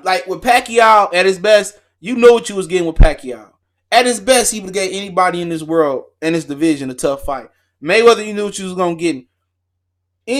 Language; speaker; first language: English; native; English